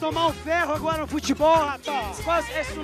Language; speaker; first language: Portuguese; native; Portuguese